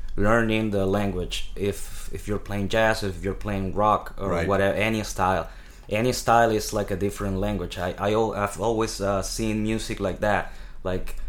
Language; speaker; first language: English; non-native, fluent; Spanish